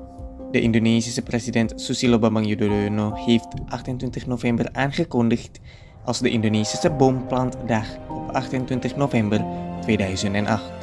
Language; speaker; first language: Dutch; non-native, fluent; Indonesian